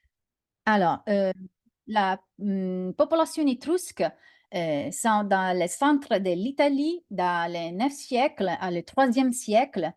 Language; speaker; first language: French; non-native, learner; Italian